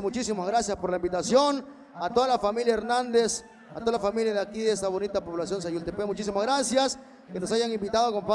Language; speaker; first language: Spanish; native; Spanish